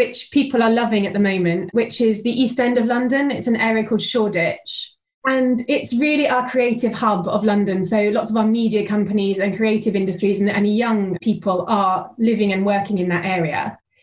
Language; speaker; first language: English; native; English